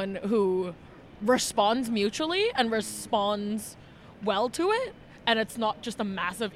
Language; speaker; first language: English; non-native, local second language; Cantonese